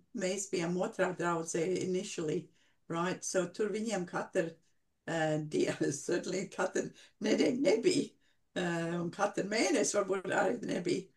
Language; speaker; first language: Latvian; early bilingual, heritage; Latvian